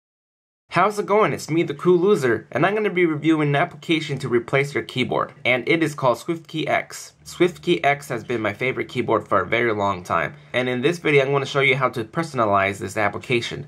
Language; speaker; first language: English; native; English